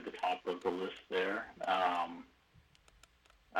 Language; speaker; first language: English; native; English